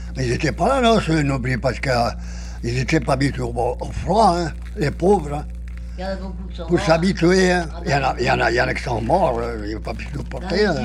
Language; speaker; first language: French; non-native, fluent; Spanish